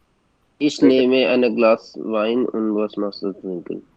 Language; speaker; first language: German; non-native, learner; Hindi